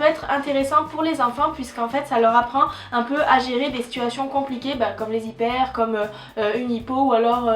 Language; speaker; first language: French; native; French